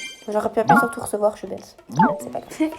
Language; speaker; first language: French; native; French